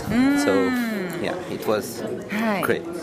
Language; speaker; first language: English; non-native, fluent; Malagasy